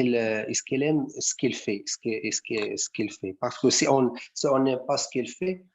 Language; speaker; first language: French; non-native, learner; Arabic